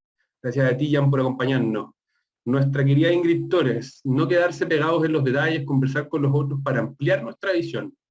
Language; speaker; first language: Spanish; native; Spanish